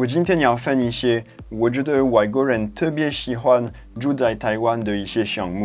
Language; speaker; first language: Chinese; non-native, fluent; French